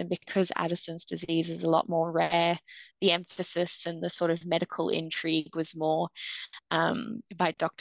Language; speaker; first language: English; native; English